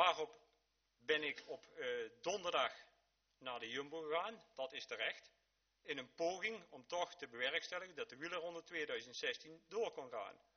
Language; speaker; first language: Dutch; native; Dutch